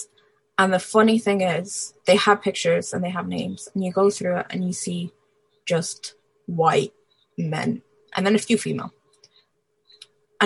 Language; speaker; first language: English; native; English